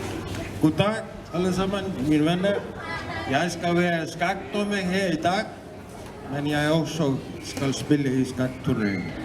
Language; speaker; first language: Danish; non-native, learner; Icelandic